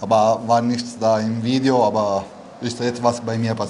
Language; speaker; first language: German; non-native, learner; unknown